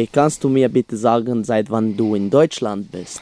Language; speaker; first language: German; non-native, learner; Arabic